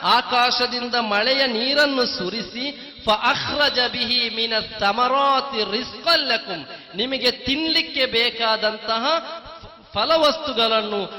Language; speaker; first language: Kannada; non-native, local second language; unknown